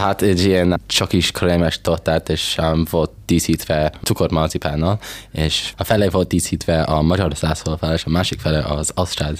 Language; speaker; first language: Hungarian; early bilingual, heritage; English